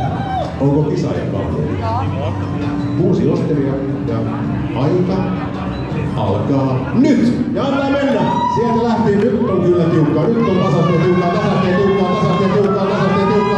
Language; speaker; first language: Finnish; native; Finnish